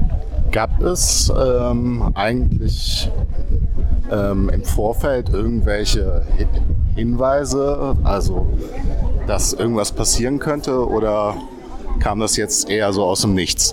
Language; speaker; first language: German; native; German